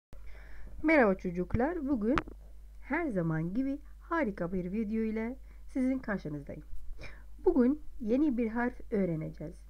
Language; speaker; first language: Turkish; non-native, fluent; Arabic